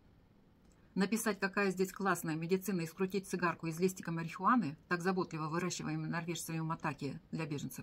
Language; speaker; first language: Russian; native; Russian